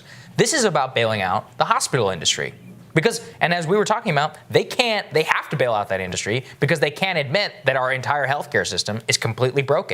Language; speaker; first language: English; native; English